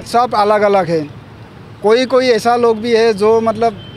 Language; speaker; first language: Hindi; non-native, local second language; Assamese